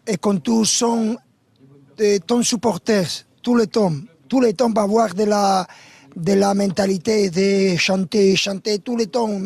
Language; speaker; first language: French; non-native, learner; Spanish